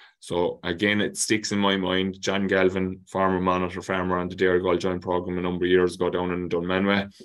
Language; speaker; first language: English; native; English